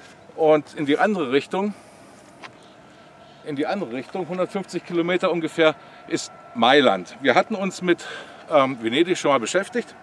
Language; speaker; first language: German; native; German